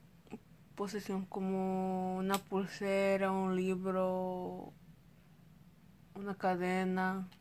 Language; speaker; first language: Spanish; early bilingual, heritage; Spanish